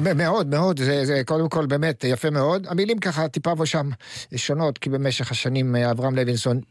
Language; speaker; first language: Hebrew; native; Hebrew